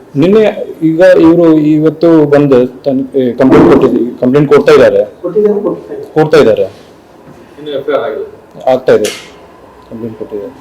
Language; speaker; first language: Kannada; non-native, local second language; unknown